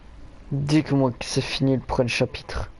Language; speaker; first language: French; native; French